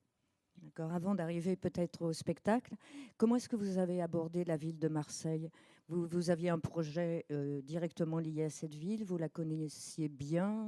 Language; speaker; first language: French; native; French